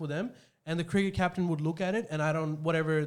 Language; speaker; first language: English; non-native, local second language; Urdu